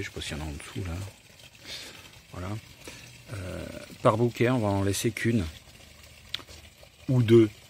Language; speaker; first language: French; native; French